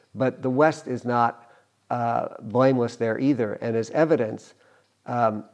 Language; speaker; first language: English; native; English